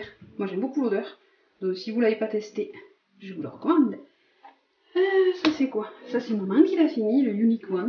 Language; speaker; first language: French; native; French